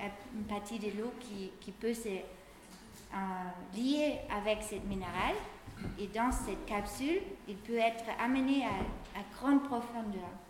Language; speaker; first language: French; non-native, fluent; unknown